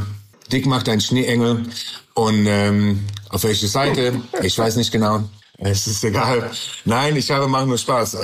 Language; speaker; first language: German; non-native, learner; English